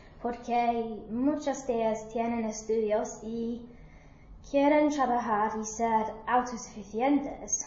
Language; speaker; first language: Spanish; non-native, learner; English